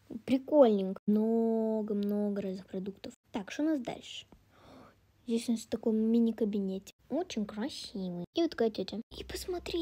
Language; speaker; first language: Russian; native; Russian